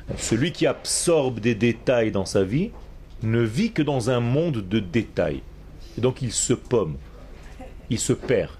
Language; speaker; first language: French; non-native, fluent; Hebrew